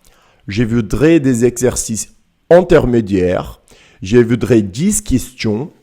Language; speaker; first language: French; non-native, learner; Portuguese